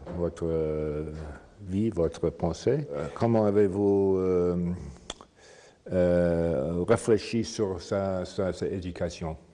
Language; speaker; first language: French; non-native, fluent; English